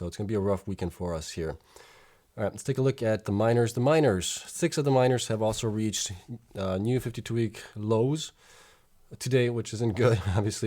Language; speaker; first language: English; native; English